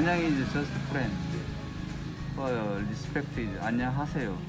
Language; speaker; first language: English; non-native, learner; Korean